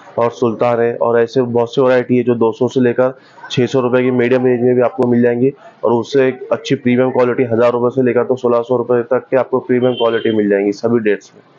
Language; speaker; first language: Hindi; non-native, local second language; Urdu